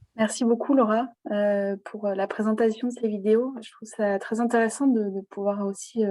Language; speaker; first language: French; native; French